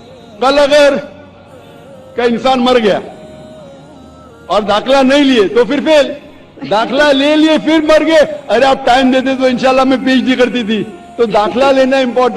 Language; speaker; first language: Hindi; non-native, local second language; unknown